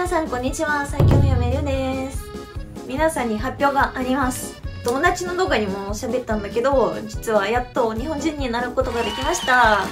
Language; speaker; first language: Japanese; non-native, fluent; Russian